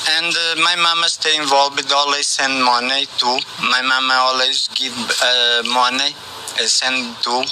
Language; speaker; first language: English; non-native, learner; Portuguese